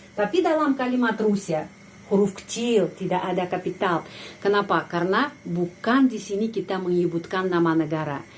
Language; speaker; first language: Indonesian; non-native, fluent; Russian